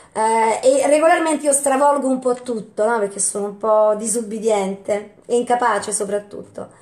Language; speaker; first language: Italian; native; Italian